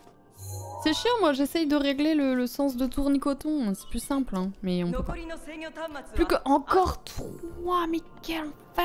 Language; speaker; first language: French; native; French